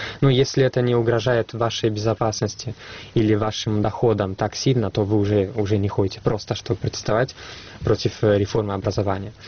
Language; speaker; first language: Russian; non-native, fluent; Italian